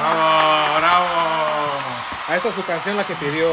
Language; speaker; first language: Spanish; early bilingual, heritage; Spanish